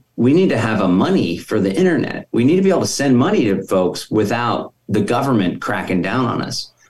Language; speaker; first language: English; native; English